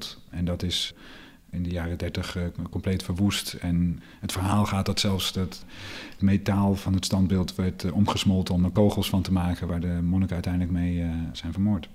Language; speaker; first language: Dutch; native; Dutch